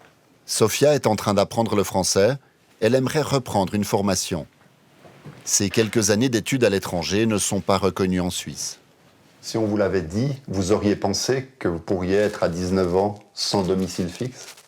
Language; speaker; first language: French; native; French